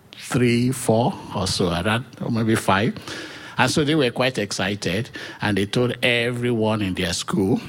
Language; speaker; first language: English; non-native, local second language; Yoruba